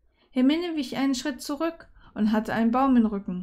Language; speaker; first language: German; native; German